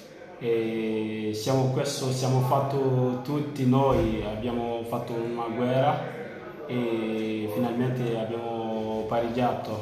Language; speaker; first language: Italian; non-native, learner; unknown